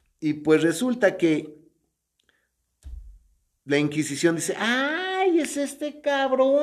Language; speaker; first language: Spanish; native; Spanish